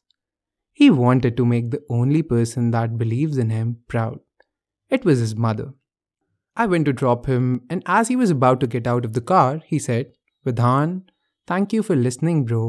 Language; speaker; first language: English; non-native, local second language; Hindi